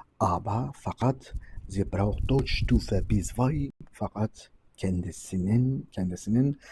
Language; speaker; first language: German; non-native, fluent; Turkish